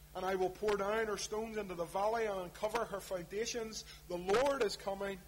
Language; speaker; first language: English; native; English